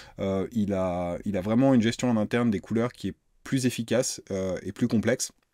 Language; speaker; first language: French; native; French